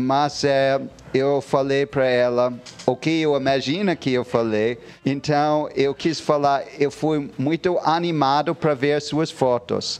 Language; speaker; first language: Portuguese; non-native, fluent; English